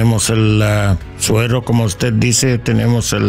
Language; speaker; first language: Spanish; non-native, learner; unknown